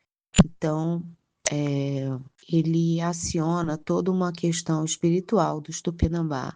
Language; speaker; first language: Portuguese; native; Portuguese